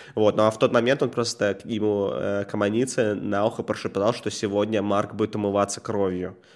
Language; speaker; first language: Russian; native; Russian